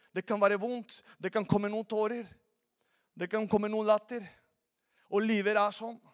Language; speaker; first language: Norwegian; non-native, fluent; Spanish